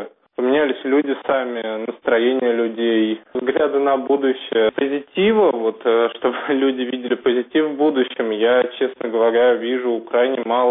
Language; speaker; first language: Russian; native; Russian